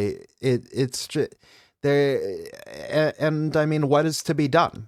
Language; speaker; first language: English; native; English